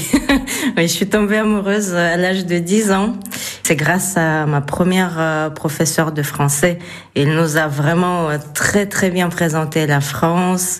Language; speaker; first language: French; non-native, fluent; Russian